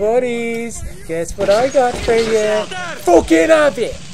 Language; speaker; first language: English; native; English